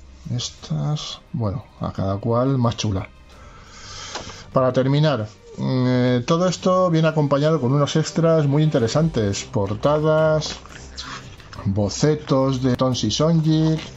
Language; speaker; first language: Spanish; native; Spanish